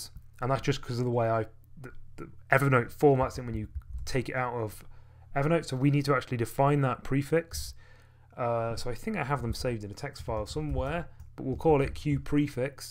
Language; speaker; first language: English; native; English